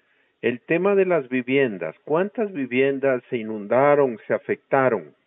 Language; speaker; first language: Spanish; native; Spanish